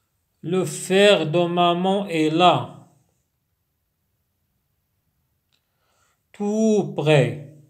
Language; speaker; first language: French; non-native, local second language; Arabic